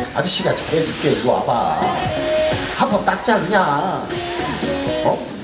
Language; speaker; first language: Korean; native; Korean